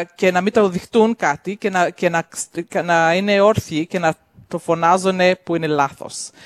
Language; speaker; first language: Greek; early bilingual, heritage; Greek